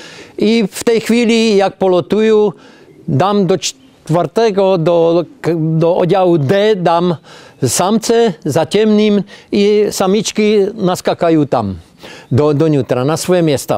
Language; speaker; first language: Polish; non-native, learner; Czech